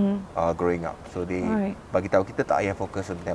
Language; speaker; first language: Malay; non-native, local second language; English